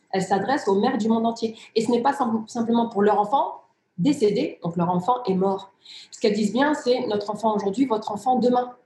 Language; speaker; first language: French; early bilingual, other home language; Riffian